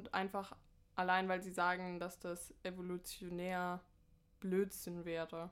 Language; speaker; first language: German; native; German